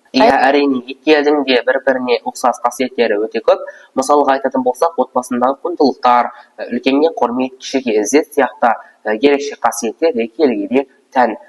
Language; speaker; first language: Kazakh; non-native, local second language; Uzbek